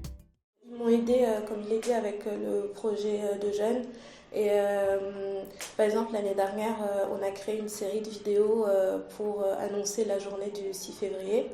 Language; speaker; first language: French; early bilingual, other home language; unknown